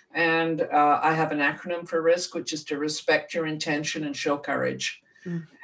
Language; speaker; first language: English; native; English